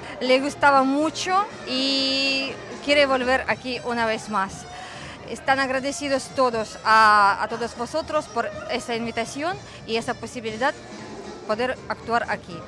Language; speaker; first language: Spanish; non-native, fluent; Russian